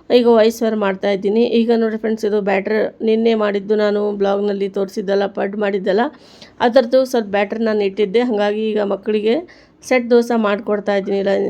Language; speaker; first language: Kannada; non-native, local second language; Urdu